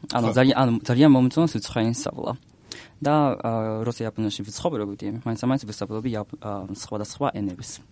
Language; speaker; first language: Georgian; non-native, learner; Japanese